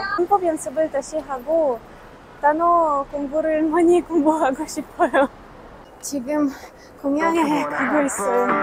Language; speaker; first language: Korean; non-native, learner; Ukrainian